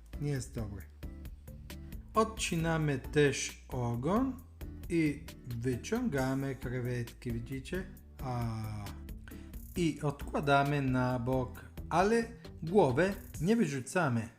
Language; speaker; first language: Polish; non-native, learner; Italian